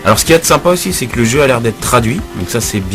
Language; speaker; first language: French; native; French